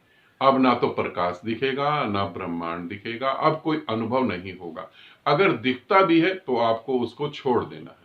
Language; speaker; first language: Hindi; native; Hindi